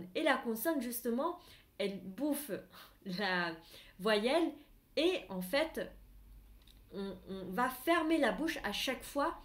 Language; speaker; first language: French; non-native, fluent; Vietnamese